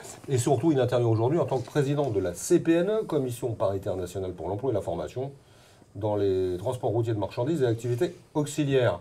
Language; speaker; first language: French; native; French